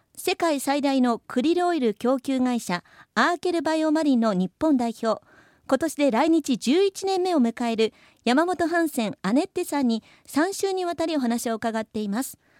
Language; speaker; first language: Japanese; native; Japanese